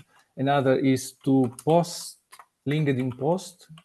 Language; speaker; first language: English; non-native, learner; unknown